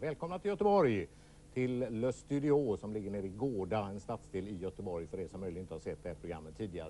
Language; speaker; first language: Swedish; native; Swedish